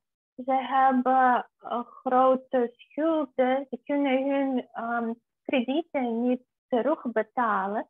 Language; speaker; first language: Dutch; non-native, fluent; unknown